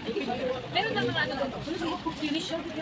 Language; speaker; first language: Filipino; non-native, local second language; Cebuano